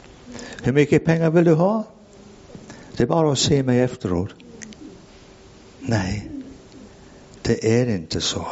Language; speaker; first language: Swedish; non-native, fluent; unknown